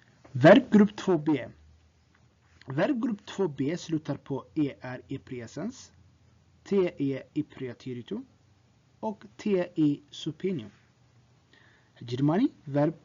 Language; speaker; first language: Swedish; non-native, fluent; Tigrinya